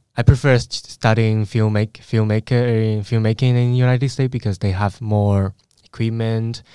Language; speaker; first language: English; non-native, learner; Spanish